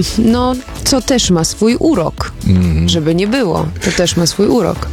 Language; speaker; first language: Polish; early bilingual, other home language; German